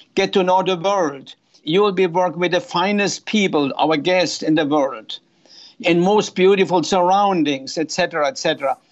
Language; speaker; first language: English; non-native, fluent; German